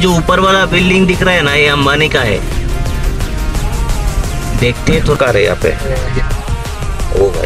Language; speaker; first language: Hindi; non-native, local second language; Bangla